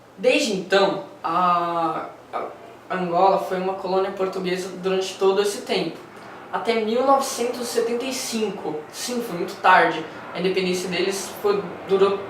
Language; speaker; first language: Portuguese; native; Portuguese